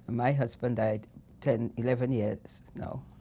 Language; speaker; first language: English; native; English